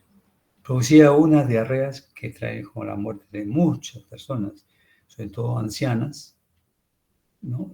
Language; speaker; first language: Spanish; native; Spanish